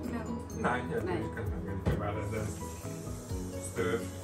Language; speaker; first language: Norwegian; non-native, fluent; Hungarian